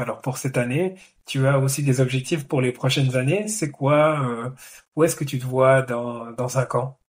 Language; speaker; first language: French; native; French